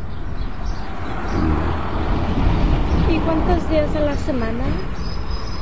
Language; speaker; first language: Spanish; early bilingual, heritage; Spanish